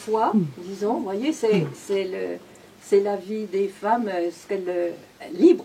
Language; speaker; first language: French; native; French